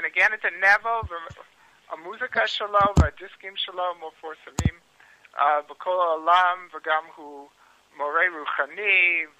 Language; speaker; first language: Hebrew; non-native, learner; English